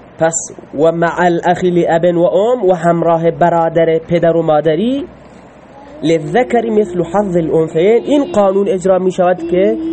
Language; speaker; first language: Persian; non-native, local second language; Baluchi